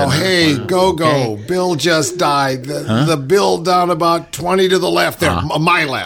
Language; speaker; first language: English; native; English